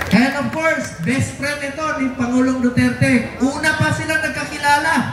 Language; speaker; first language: Filipino; non-native, local second language; Cebuano